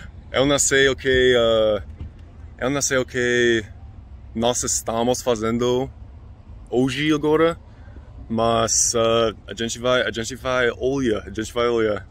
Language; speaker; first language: Portuguese; non-native, learner; English